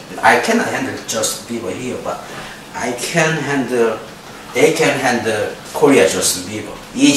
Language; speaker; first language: English; non-native, learner; Korean